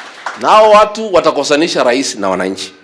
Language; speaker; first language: Swahili; non-native, local second language; Kikuyu